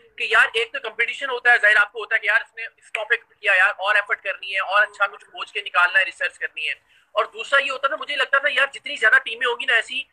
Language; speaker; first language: Urdu; native; Urdu